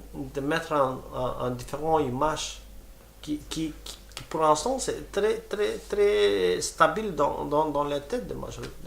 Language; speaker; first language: French; non-native, fluent; Romany